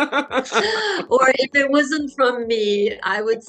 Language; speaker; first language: English; non-native, fluent; French